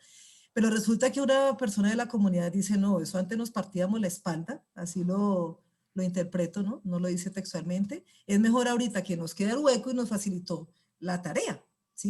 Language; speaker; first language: Spanish; native; Spanish